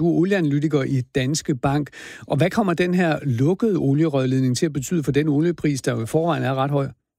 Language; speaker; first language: Danish; native; Danish